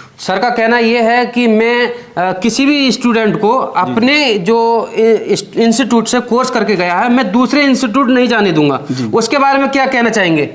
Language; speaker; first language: Hindi; native; Hindi